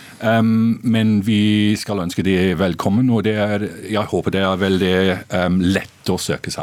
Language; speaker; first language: Norwegian; non-native, fluent; English